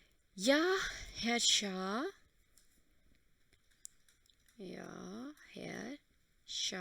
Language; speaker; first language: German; non-native, fluent; Hindi